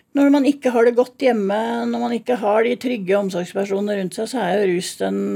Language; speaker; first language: Norwegian; native; Norwegian